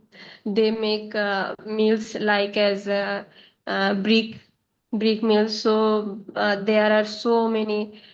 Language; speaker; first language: English; non-native, learner; Bangla